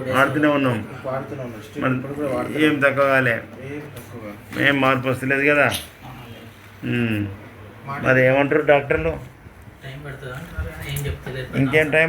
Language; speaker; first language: Telugu; native; Telugu